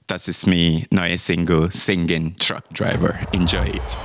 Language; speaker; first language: German; non-native, learner; English